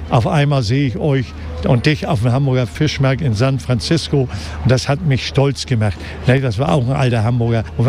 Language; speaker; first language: German; native; German